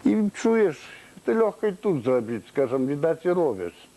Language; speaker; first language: Russian; non-native, local second language; Belarusian